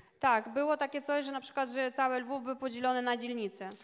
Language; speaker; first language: Polish; non-native, learner; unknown